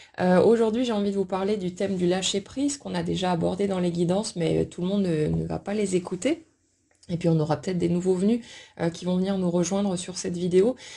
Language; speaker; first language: French; native; French